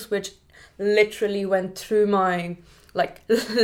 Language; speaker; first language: English; non-native, local second language; Marathi